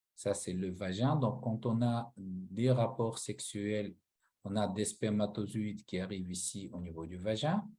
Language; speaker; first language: French; non-native, local second language; Arabic